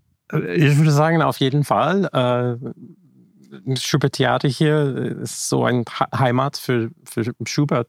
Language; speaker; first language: German; non-native, fluent; English